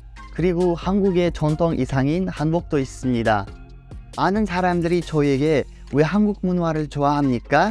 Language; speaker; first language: Korean; non-native, learner; Kazakh